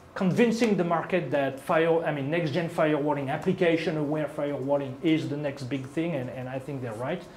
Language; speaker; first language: English; non-native, fluent; French